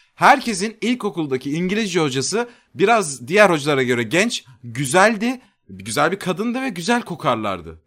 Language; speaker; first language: Turkish; native; Turkish